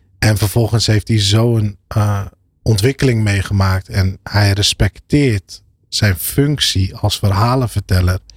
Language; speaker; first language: Dutch; early bilingual, other home language; Arabic